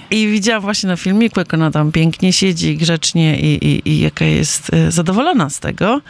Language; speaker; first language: Polish; native; Polish